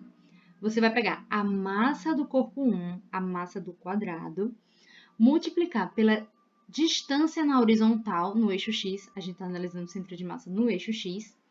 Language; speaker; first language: Portuguese; native; Portuguese